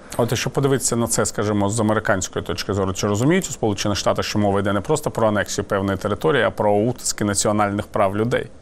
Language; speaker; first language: Ukrainian; native; Ukrainian